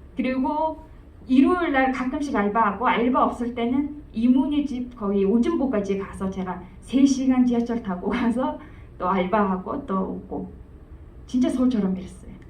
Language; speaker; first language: Korean; non-native, fluent; Mongolian